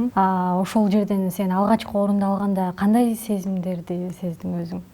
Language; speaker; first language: Kyrgyz; native; Kyrgyz